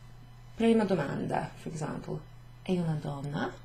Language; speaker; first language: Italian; non-native, fluent; English